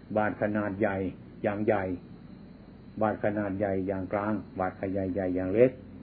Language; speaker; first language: Thai; non-native, local second language; Lao